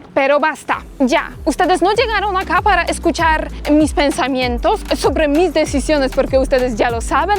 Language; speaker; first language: Spanish; non-native, fluent; Polish